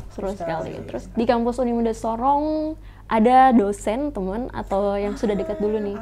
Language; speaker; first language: Indonesian; native; Indonesian